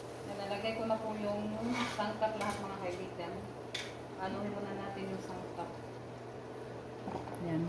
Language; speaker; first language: Filipino; non-native, local second language; Cebuano